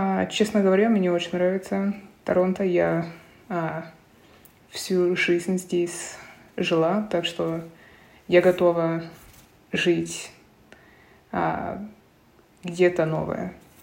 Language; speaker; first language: Russian; non-native, fluent; English